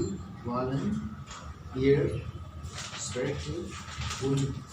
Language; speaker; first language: German; non-native, learner; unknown